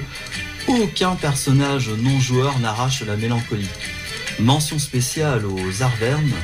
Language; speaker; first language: French; native; French